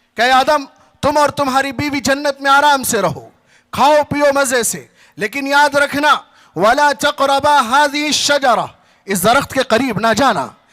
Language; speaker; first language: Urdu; native; Urdu